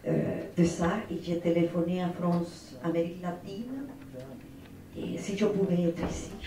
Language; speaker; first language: French; non-native, fluent; Spanish